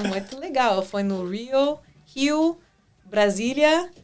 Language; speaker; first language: Portuguese; non-native, fluent; English